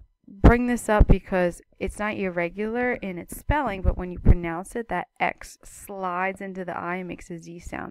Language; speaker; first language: English; native; English